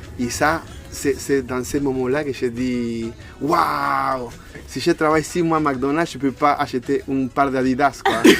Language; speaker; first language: French; non-native, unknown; Spanish